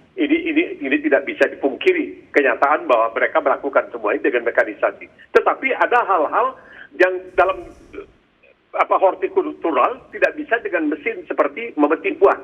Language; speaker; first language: Indonesian; native; Indonesian